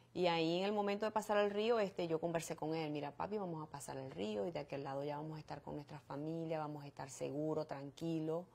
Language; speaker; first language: Spanish; native; Spanish